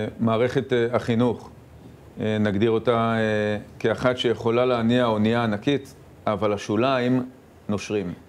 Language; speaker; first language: Hebrew; native; Hebrew